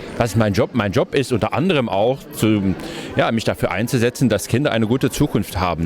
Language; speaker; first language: German; non-native, local second language; Luxembourgish